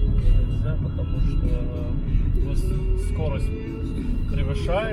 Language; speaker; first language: Russian; non-native, fluent; Turkmen